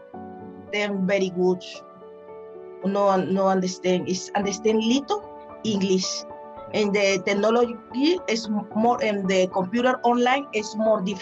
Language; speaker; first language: English; non-native, learner; Spanish